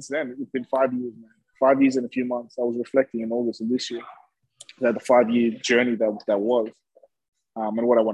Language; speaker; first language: English; native; English